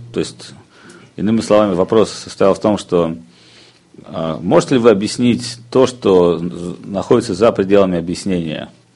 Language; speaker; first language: Russian; native; Russian